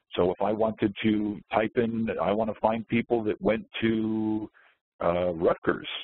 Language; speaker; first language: English; native; English